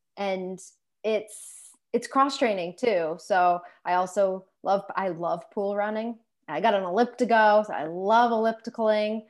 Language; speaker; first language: English; native; English